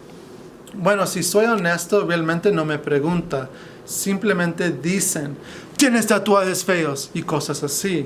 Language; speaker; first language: Spanish; non-native, fluent; English